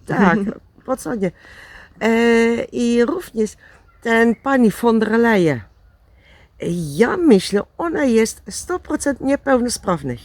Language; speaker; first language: Polish; non-native, learner; Dutch